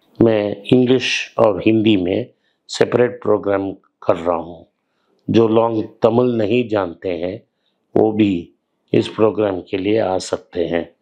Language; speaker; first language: Hindi; non-native, local second language; Tamil